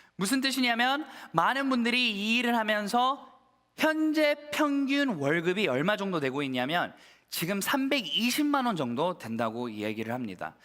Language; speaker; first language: Korean; early bilingual, heritage; Korean